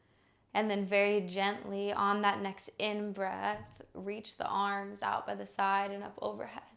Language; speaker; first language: English; native; English